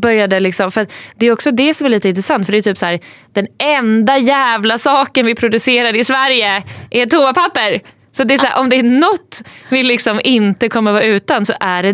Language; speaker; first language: Swedish; native; Swedish